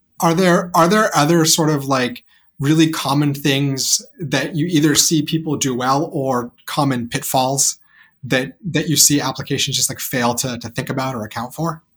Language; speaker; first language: English; native; English